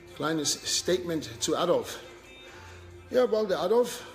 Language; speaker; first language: German; early bilingual, heritage; German